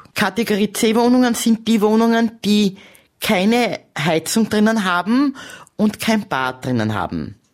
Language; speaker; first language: German; native; German